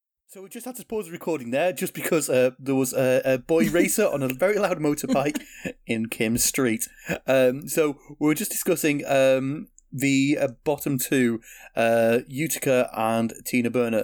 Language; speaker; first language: English; native; English